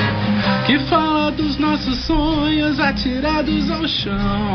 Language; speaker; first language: Portuguese; native; Portuguese